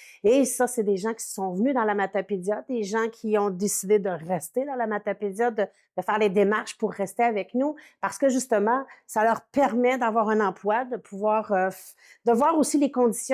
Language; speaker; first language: French; native; French